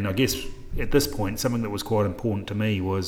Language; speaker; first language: English; native; English